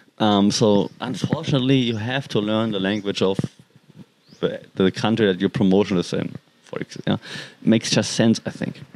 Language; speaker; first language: English; non-native, fluent; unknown